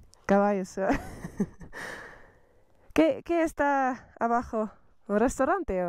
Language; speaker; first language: Spanish; non-native, learner; Dutch